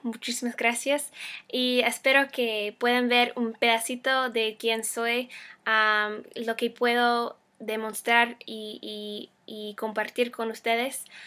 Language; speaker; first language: Spanish; non-native, fluent; English